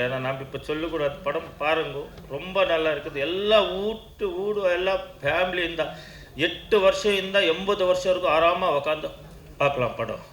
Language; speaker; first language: Tamil; non-native, learner; Kannada